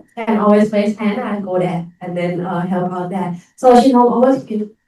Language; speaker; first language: English; non-native, fluent; Thai